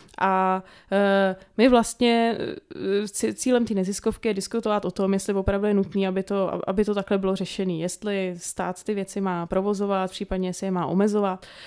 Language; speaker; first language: Czech; native; Czech